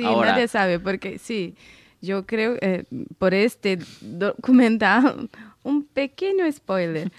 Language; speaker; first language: Spanish; non-native, fluent; Portuguese